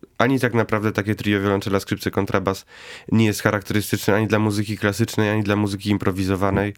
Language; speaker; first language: Polish; native; Polish